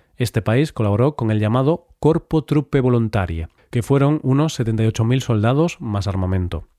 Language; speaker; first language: Spanish; native; Spanish